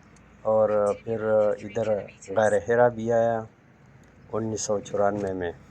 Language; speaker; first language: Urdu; non-native, local second language; Pashto